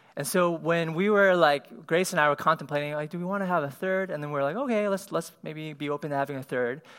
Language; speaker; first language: English; native; English